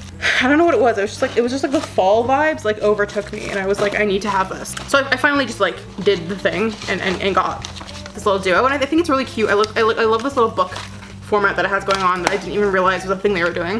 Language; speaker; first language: English; native; English